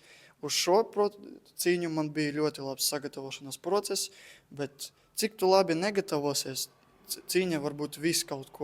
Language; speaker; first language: Latvian; non-native, local second language; Russian